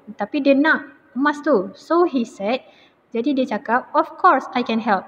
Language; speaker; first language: English; non-native, local second language; Malay